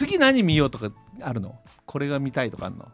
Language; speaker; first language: Japanese; native; Japanese